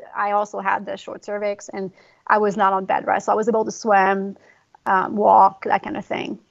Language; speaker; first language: English; non-native, fluent; French